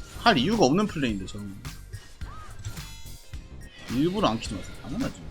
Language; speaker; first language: Korean; native; Korean